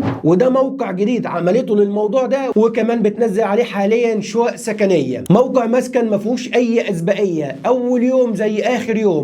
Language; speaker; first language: Arabic; native; Arabic